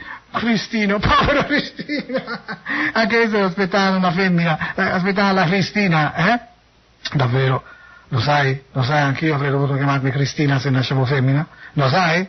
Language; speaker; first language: Italian; native; Italian